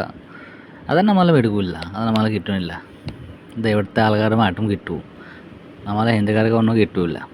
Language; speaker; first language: Malayalam; non-native, learner; Hindi